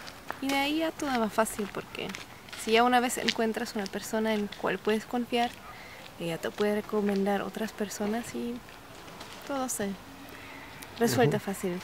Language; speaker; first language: Spanish; non-native, fluent; Czech